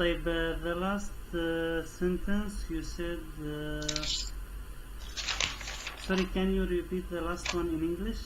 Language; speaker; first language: English; non-native, fluent; Arabic